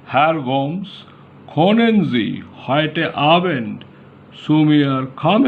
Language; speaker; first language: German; non-native, fluent; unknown